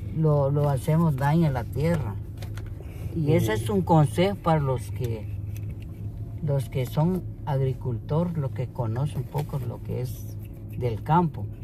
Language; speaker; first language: Spanish; non-native, local second language; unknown